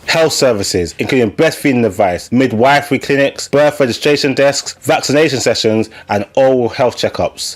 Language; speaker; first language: English; native; English